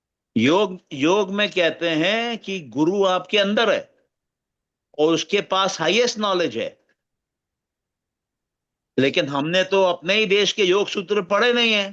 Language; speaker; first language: Hindi; native; Hindi